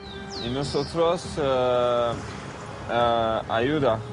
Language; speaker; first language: Spanish; non-native, learner; French